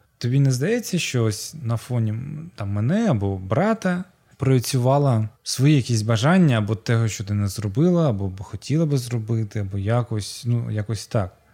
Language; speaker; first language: Ukrainian; non-native, local second language; Russian